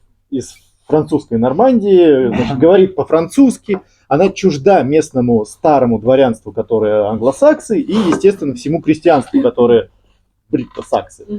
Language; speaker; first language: Russian; native; Russian